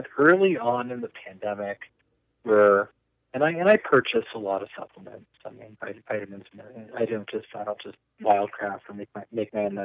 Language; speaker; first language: English; native; English